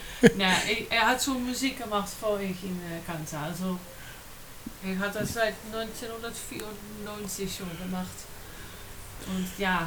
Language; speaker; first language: German; non-native, learner; Dutch